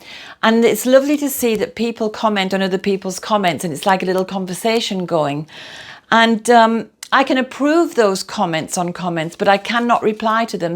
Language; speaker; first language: English; native; English